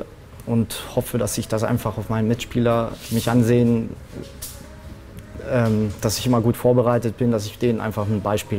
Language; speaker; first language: German; native; German